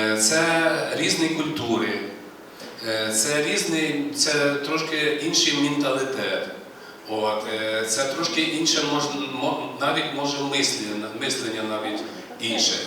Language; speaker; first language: Ukrainian; native; Ukrainian